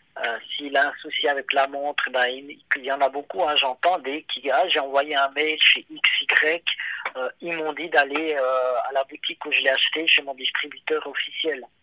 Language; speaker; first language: French; native; French